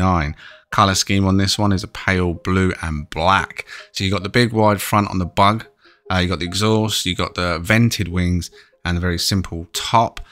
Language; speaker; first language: English; native; English